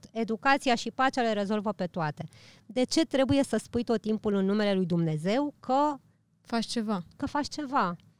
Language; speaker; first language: Romanian; early bilingual, heritage; Romanian